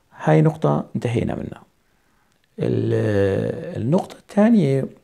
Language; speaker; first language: Arabic; non-native, local second language; Kurdish